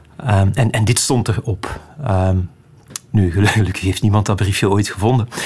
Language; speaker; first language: Dutch; native; Dutch